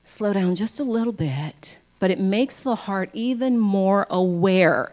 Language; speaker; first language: English; native; English